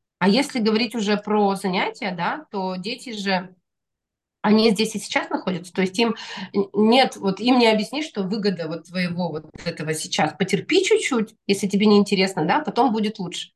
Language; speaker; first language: Russian; non-native, local second language; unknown